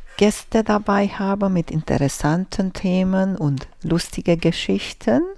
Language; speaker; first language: German; non-native, fluent; Romanian